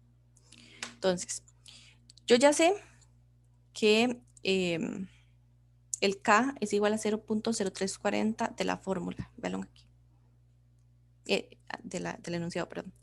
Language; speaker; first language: Spanish; native; Spanish